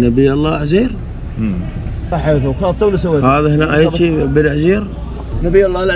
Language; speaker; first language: Arabic; native; Arabic